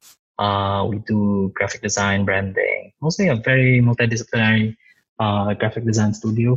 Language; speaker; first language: English; non-native, local second language; Waray